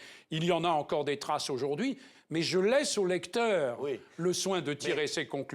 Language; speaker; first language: French; native; French